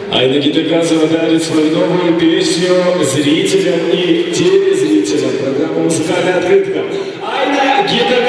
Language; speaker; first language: Russian; non-native, local second language; Ingush